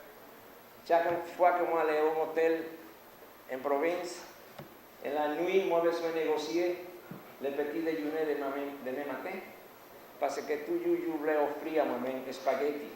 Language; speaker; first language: Haitian Creole; non-native, learner; Spanish